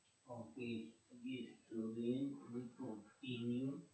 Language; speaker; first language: English; non-native, fluent; Spanish